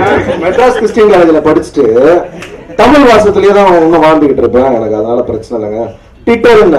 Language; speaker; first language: Tamil; native; Tamil